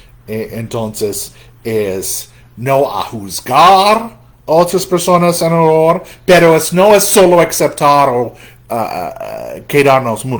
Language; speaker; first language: Spanish; non-native, fluent; English